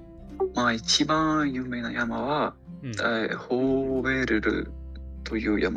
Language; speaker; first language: Japanese; non-native, learner; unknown